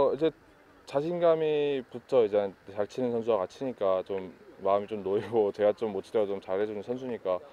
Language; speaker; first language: Korean; early bilingual, heritage; Korean